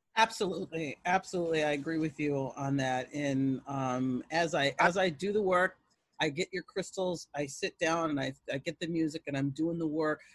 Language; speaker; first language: English; native; English